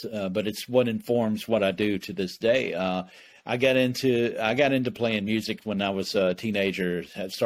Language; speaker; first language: English; native; English